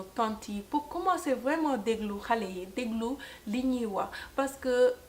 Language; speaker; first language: French; non-native, local second language; Wolof